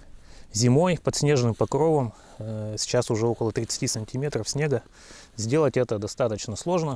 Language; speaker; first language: Russian; native; Russian